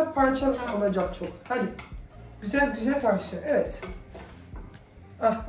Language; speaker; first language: Turkish; early bilingual, heritage; Turkish